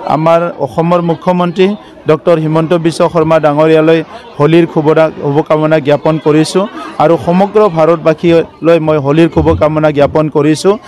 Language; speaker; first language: Assamese; non-native, local second language; Bodo